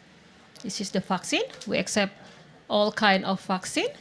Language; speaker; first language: English; non-native, fluent; Indonesian